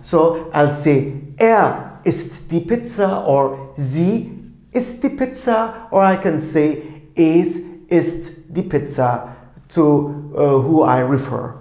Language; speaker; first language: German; non-native, fluent; Turkish